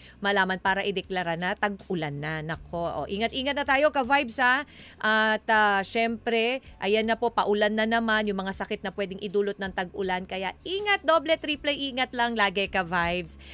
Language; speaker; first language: Filipino; native; Filipino